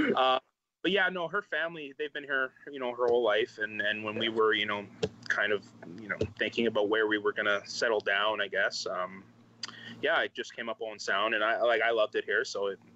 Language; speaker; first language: English; native; English